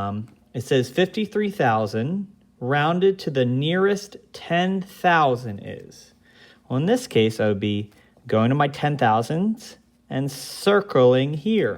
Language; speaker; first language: English; native; English